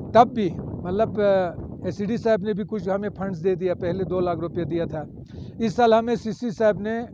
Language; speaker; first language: Urdu; non-native, local second language; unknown